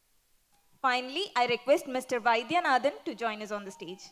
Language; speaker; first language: English; non-native, local second language; Tamil